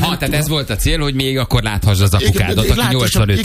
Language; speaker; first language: Hungarian; native; Hungarian